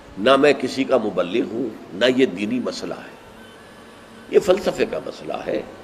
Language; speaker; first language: Urdu; native; Urdu